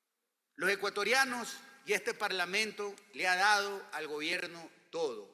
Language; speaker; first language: Spanish; native; Spanish